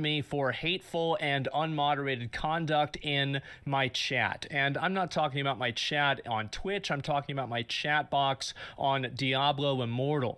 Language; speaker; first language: English; native; English